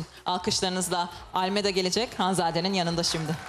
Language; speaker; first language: Turkish; native; Turkish